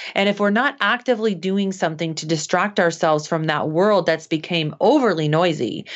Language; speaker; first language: English; native; English